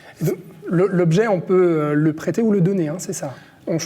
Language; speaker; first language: French; native; French